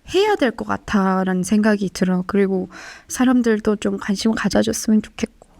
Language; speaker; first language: Korean; non-native, fluent; Mongolian